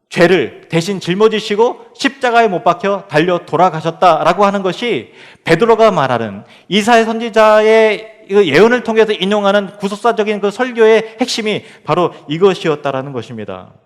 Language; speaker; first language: Korean; native; Korean